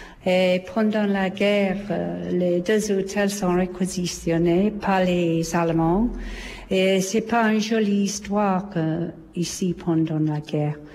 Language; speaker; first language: French; non-native, fluent; English